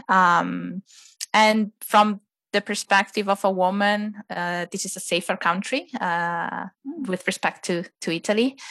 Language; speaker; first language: English; non-native, fluent; Italian